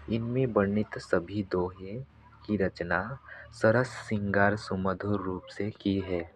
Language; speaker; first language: Hindi; non-native, local second language; Assamese